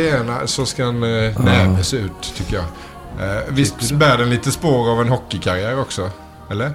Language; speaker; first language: Swedish; native; Swedish